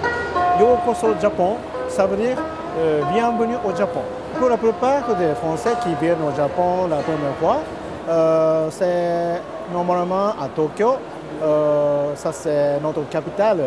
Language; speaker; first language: French; non-native, learner; Japanese